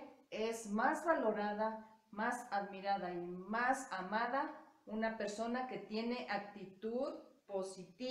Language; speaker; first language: Spanish; native; Spanish